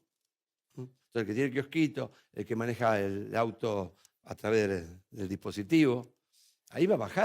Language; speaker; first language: Spanish; native; Spanish